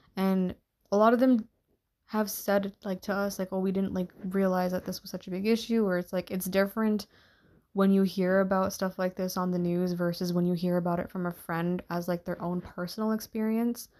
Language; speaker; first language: English; early bilingual, other home language; Hindi